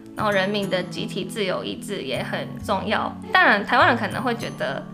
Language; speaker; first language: Chinese; non-native, fluent; Japanese